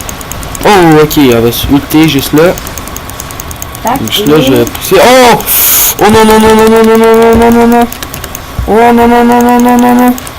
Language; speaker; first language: French; native; French